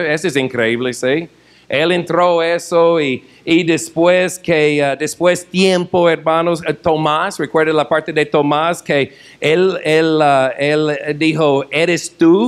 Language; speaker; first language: Spanish; non-native, fluent; English